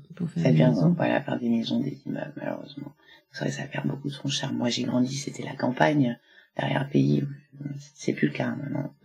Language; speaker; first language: French; native; French